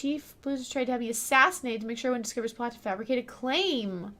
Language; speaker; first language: English; native; English